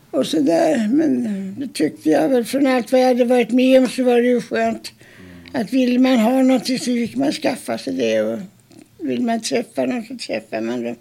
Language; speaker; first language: Swedish; early bilingual, other home language; German